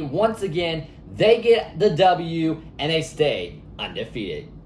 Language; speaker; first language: English; native; English